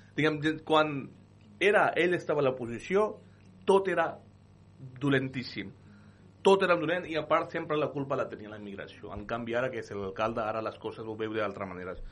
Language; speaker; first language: Catalan; non-native, fluent; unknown